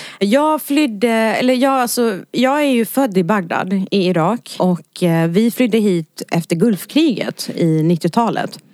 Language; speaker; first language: Swedish; early bilingual, other home language; Arabic